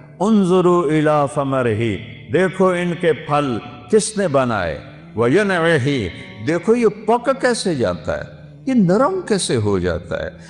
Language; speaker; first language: Urdu; non-native, local second language; Punjabi